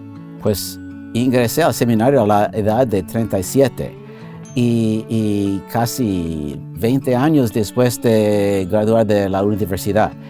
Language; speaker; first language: Spanish; non-native, fluent; English